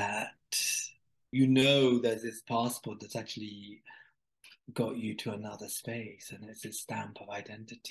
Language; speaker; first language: English; native; English